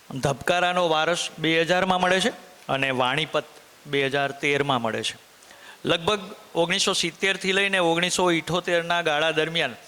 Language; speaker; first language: Gujarati; native; Gujarati